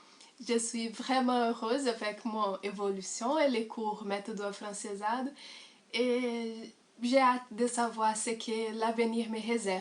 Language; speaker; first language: French; non-native, fluent; Portuguese